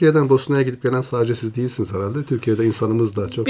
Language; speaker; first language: Turkish; native; Turkish